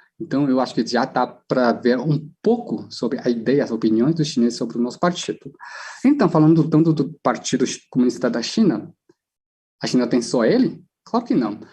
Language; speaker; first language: Portuguese; non-native, fluent; Chinese